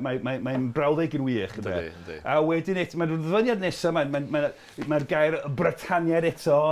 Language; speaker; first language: Welsh; non-native, fluent; English